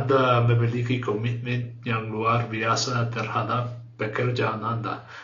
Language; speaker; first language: Indonesian; non-native, learner; English